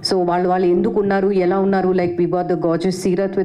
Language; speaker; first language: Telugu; non-native, fluent; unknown